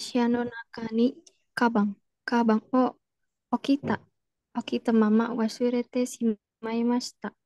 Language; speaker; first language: Japanese; non-native, learner; Indonesian